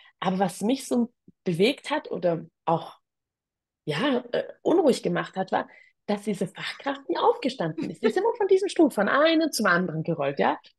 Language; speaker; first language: German; early bilingual, other home language; Tigrinya